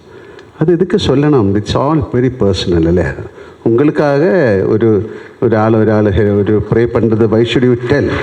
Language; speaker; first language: Tamil; non-native, learner; Malayalam